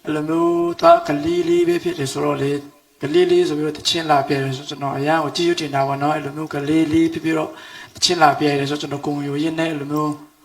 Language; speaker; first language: Burmese; non-native, local second language; Mizo